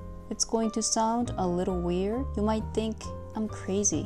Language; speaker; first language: English; non-native, fluent; Korean